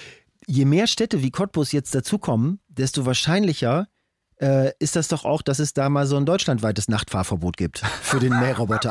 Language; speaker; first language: German; native; German